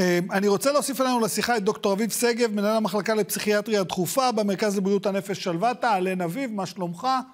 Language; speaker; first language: Hebrew; native; Hebrew